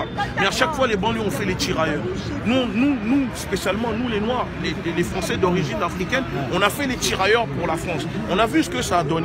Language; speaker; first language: French; native; French